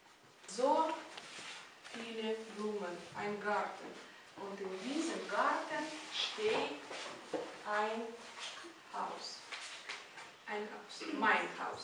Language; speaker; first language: German; non-native, fluent; Russian